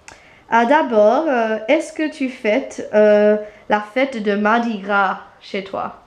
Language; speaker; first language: French; non-native, fluent; English